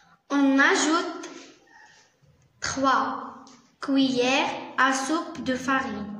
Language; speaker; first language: French; non-native, learner; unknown